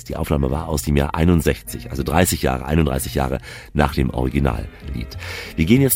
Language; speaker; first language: German; native; German